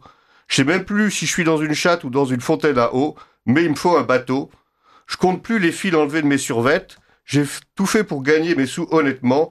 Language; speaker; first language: French; native; French